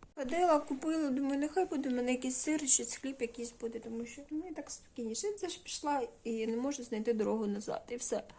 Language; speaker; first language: Ukrainian; non-native, local second language; Russian